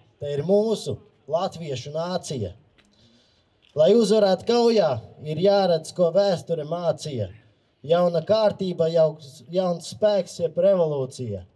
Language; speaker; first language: Latvian; native; Latvian